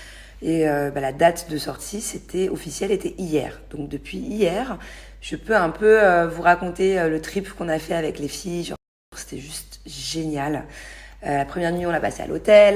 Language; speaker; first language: French; native; French